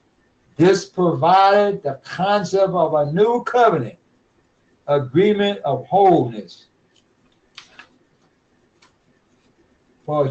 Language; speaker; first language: English; native; English